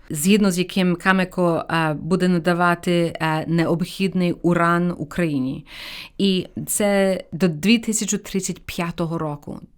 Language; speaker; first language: Ukrainian; early bilingual, heritage; Ukrainian